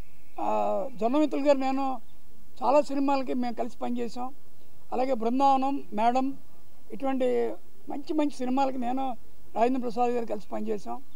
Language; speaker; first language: Telugu; native; Telugu